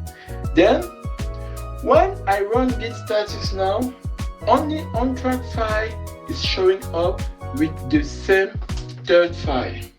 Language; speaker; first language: English; non-native, fluent; French